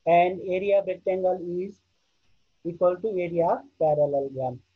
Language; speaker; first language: English; non-native, local second language; Nepali